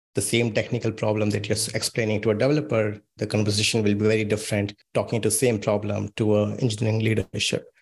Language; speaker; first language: English; non-native, local second language; Hindi